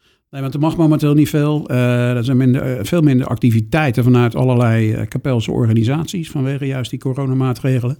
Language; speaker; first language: Dutch; native; Dutch